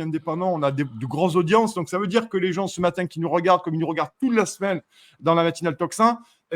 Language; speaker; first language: French; native; French